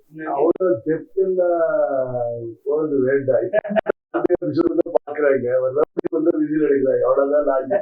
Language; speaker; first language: Tamil; non-native, learner; Kannada